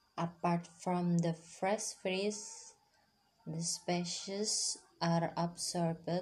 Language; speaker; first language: English; non-native, fluent; Indonesian